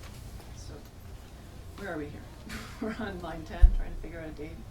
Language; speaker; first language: English; native; English